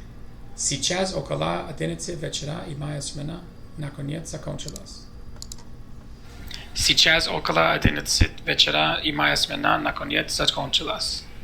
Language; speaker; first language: Russian; non-native, learner; English